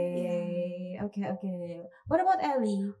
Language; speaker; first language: English; non-native, fluent; Indonesian